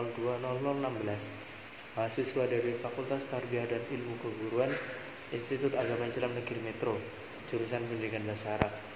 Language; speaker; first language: Indonesian; native; Indonesian